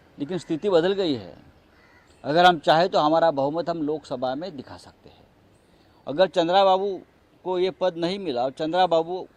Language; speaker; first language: Hindi; non-native, local second language; Marathi